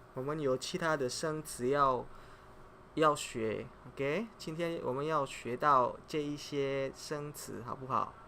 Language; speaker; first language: Chinese; non-native, fluent; Indonesian